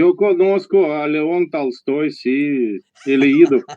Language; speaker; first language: Spanish; non-native, learner; Russian